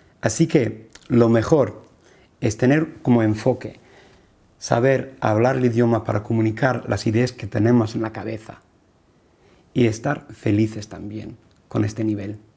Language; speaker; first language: Spanish; non-native, fluent; English